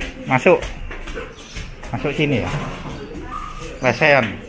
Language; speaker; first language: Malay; non-native, local second language; Javanese